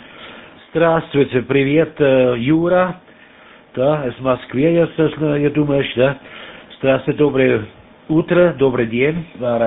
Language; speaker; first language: Russian; non-native, learner; German